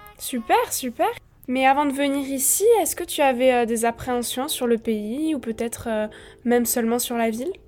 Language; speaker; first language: French; native; French